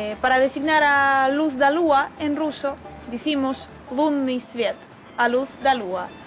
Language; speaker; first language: Galician; non-native, fluent; Russian